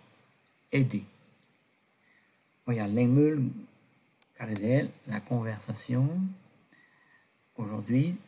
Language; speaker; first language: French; non-native, fluent; Tibetan